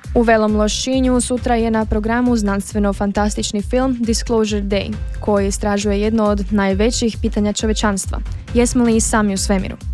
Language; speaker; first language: Croatian; native; Croatian